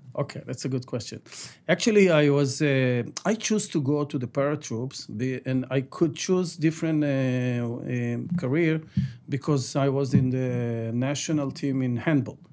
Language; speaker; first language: English; non-native, fluent; Ladino